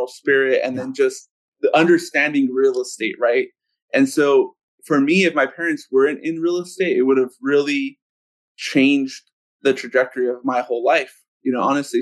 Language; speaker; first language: English; early bilingual, other home language; Spanish